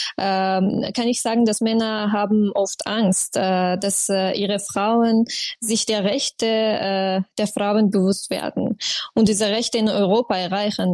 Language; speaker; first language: German; non-native, fluent; Persian